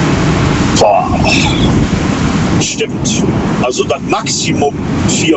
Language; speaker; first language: German; native; German